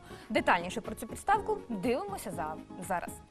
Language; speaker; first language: Ukrainian; native; Ukrainian